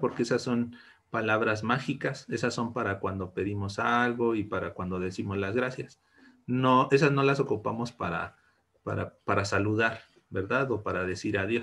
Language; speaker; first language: Spanish; native; Spanish